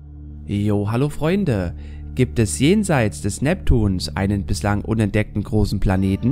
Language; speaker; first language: German; native; German